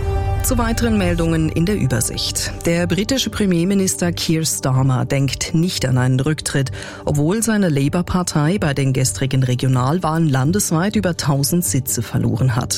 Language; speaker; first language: German; native; German